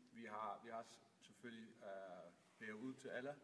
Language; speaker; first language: Danish; non-native, fluent; Dutch